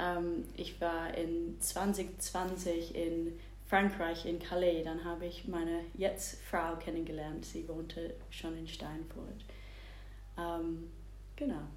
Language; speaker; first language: German; non-native, fluent; English